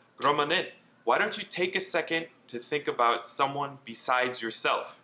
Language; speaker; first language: English; native; English